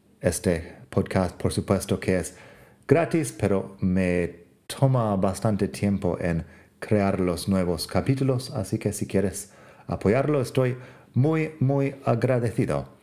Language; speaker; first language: Spanish; non-native, fluent; English